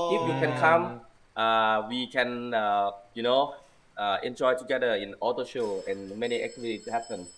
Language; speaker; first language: English; non-native, fluent; Lao